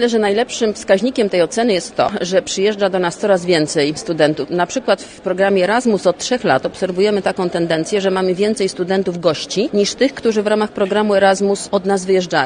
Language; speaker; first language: Polish; native; Polish